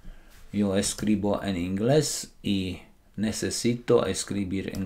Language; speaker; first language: Spanish; non-native, fluent; Slovak